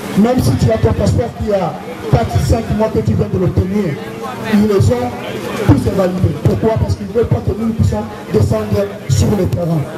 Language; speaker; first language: French; non-native, local second language; Lingala